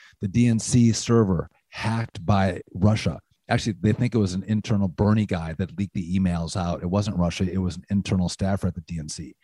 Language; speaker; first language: English; native; English